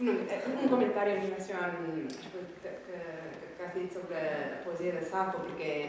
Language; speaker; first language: Catalan; non-native, fluent; English